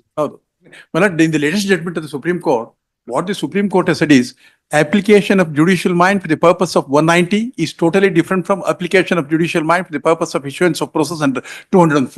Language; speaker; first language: English; non-native, local second language; Kannada